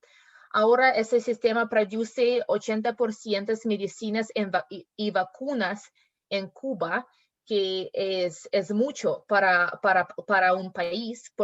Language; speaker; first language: Spanish; non-native, learner; English